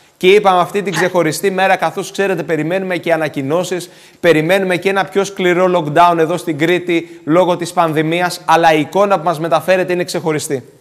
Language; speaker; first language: Greek; native; Greek